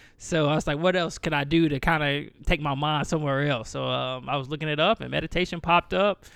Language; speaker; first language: English; native; English